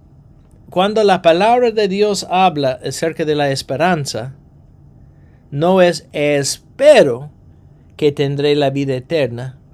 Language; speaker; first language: Spanish; non-native, fluent; English